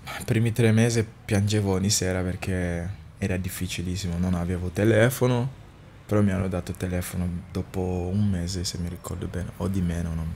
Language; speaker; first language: Italian; non-native, fluent; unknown